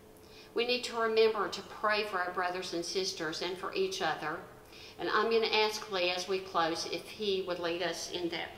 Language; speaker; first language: English; native; English